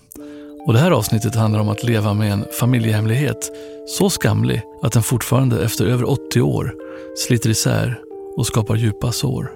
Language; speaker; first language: Swedish; native; Swedish